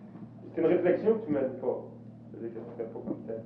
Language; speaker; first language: French; native; French